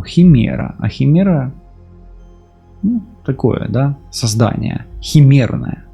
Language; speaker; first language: Russian; native; Russian